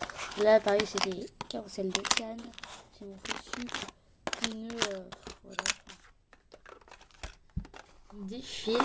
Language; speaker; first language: French; native; French